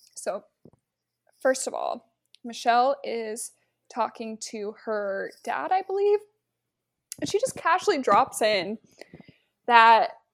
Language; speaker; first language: English; native; English